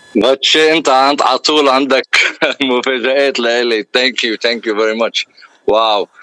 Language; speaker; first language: Arabic; native; Arabic